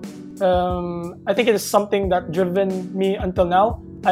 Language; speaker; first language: English; non-native, local second language; Cebuano